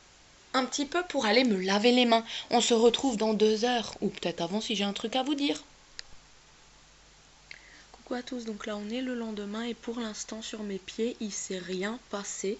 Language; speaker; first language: French; native; French